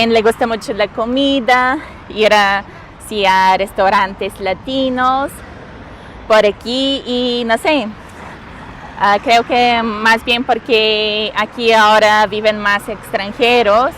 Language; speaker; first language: Spanish; non-native, fluent; Bulgarian